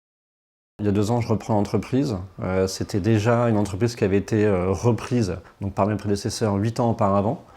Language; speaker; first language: French; native; French